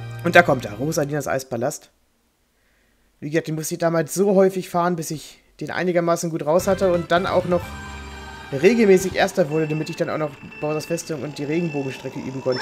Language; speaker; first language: German; native; German